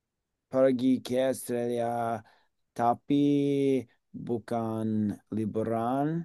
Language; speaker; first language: Indonesian; non-native, learner; English